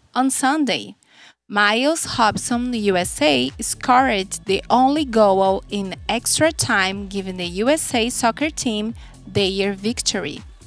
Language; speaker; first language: English; non-native, fluent; Portuguese